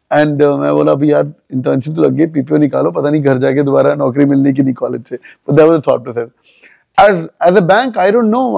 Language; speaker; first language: English; non-native, local second language; Punjabi